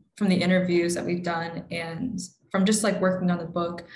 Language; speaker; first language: English; native; English